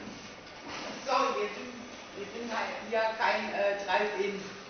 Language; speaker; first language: German; native; German